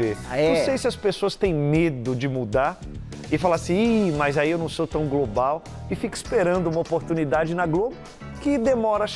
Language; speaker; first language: Portuguese; native; Portuguese